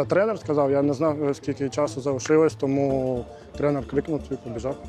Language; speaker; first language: Ukrainian; native; Ukrainian